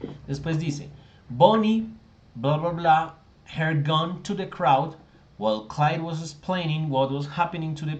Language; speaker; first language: English; non-native, fluent; Spanish